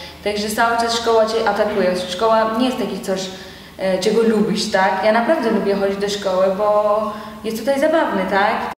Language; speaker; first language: Polish; non-native, learner; Persian